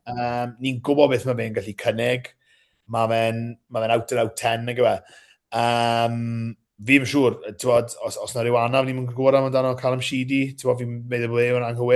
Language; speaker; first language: Welsh; native; Welsh